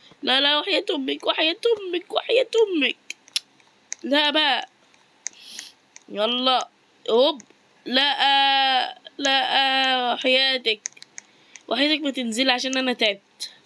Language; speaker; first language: Arabic; native; Arabic